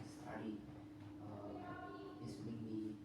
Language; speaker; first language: English; non-native, learner; Vietnamese